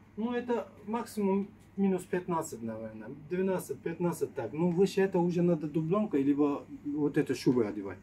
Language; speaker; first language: Russian; non-native, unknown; Turkish